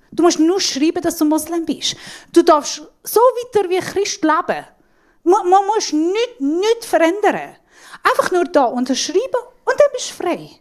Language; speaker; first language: German; non-native, fluent; Persian